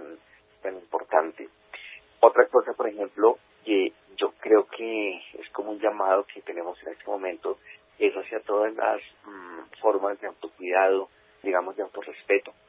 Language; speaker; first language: Spanish; native; Spanish